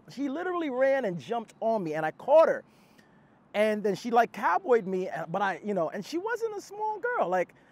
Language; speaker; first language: English; native; English